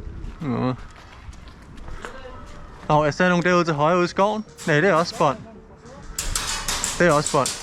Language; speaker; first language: Danish; native; Danish